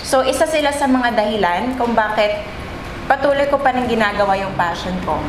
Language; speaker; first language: Filipino; non-native, local second language; Iloko